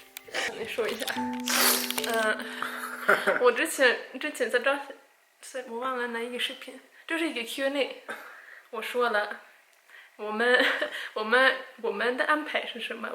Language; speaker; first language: Chinese; non-native, fluent; Swedish